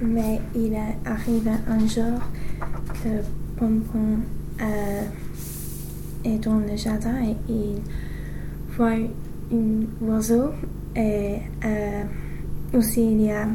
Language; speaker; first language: French; non-native, learner; English